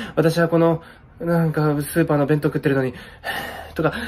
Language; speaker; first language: Japanese; native; Japanese